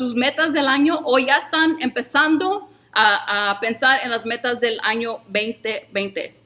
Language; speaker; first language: Spanish; early bilingual, heritage; Spanish